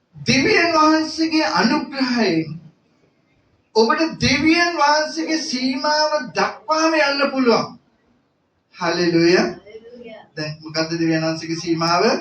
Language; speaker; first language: Sinhala; native; Sinhala